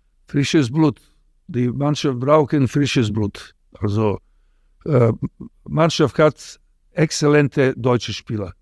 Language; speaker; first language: German; non-native, fluent; Serbian